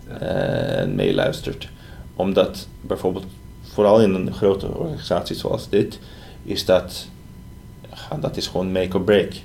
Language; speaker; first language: Dutch; non-native, fluent; Swedish